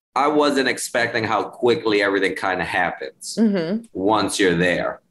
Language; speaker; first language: English; early bilingual, other home language; Spanish